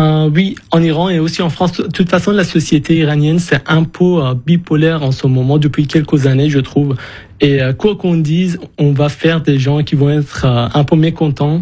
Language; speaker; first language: French; non-native, fluent; Persian